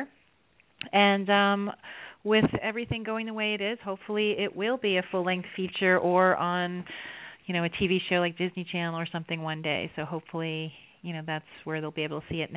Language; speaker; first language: English; native; English